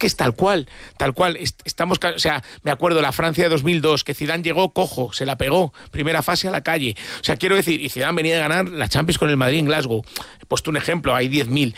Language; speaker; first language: Spanish; native; Spanish